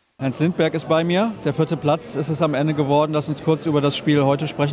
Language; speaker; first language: German; native; German